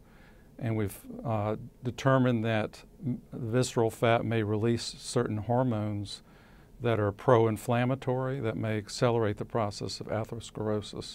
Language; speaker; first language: English; native; English